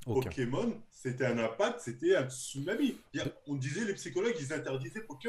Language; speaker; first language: French; native; French